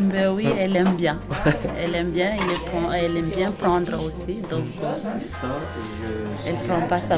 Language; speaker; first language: French; non-native, learner; Malagasy